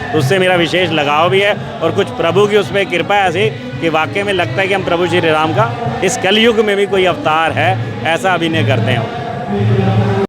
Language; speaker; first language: Hindi; native; Hindi